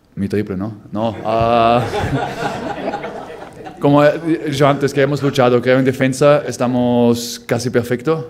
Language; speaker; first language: Spanish; non-native, fluent; German